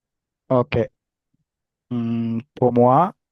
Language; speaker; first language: French; non-native, learner; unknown